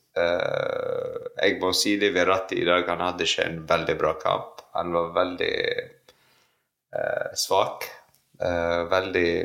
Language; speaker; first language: Norwegian; non-native, fluent; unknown